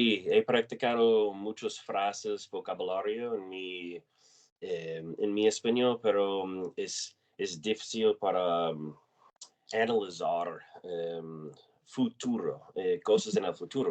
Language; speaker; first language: Spanish; non-native, learner; English